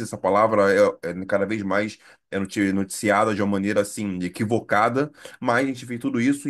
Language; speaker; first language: Portuguese; native; Portuguese